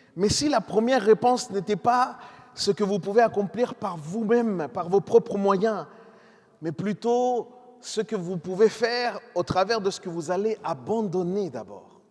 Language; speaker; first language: French; non-native, fluent; Spanish